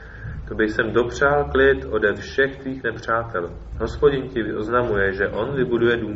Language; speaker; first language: Czech; native; Czech